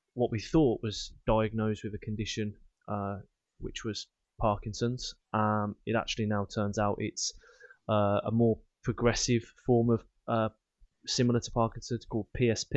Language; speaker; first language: English; native; English